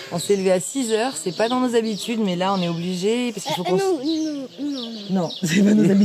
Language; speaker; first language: French; native; French